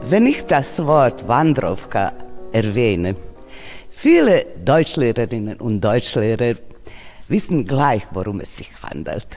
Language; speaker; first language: German; non-native, fluent; Serbian